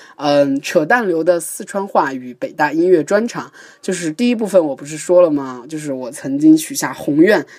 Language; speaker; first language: Chinese; native; Chinese